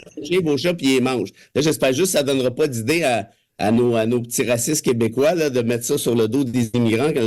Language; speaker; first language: French; native; French